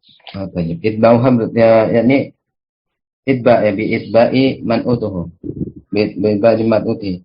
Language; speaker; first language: Arabic; non-native, learner; Malay